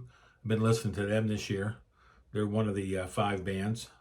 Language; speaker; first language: English; native; English